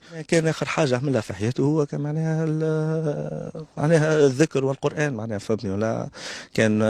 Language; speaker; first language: Arabic; native; Arabic